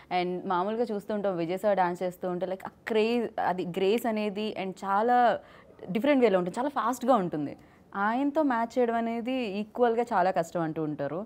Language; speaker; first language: Telugu; native; Telugu